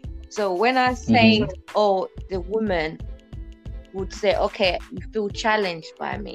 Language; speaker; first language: English; non-native, local second language; Ganda